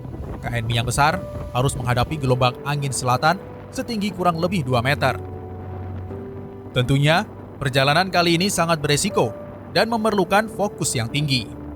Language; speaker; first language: Indonesian; native; Indonesian